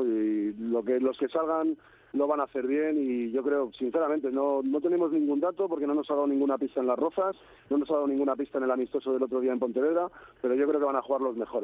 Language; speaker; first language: Spanish; native; Spanish